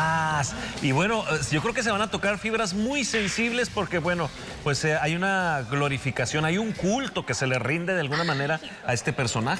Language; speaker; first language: Spanish; native; Spanish